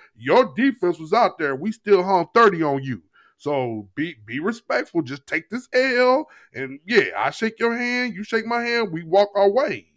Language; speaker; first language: English; native; English